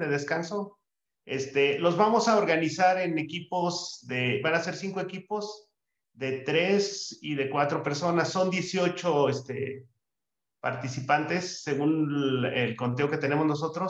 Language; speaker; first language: Spanish; native; Spanish